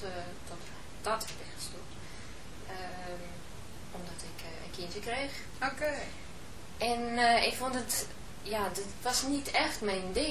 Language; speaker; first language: Dutch; non-native, fluent; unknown